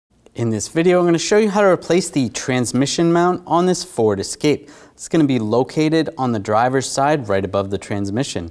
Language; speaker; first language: English; native; English